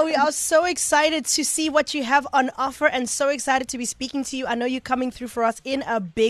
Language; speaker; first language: English; native; English